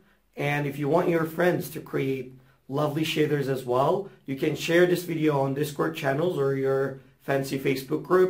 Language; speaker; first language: English; non-native, fluent; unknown